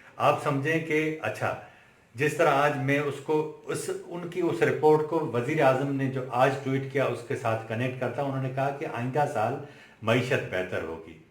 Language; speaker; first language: Urdu; non-native, local second language; Sindhi